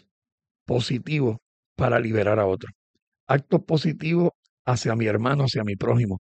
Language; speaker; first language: Spanish; native; Spanish